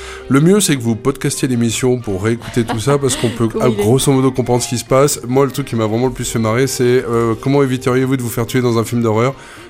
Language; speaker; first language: French; native; French